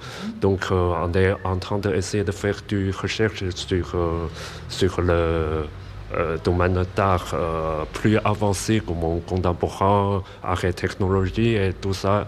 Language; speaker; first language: French; non-native, learner; Chinese